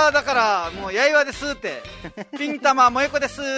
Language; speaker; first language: Japanese; non-native, fluent; Nepali